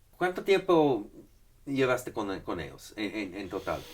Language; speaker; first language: Spanish; non-native, fluent; English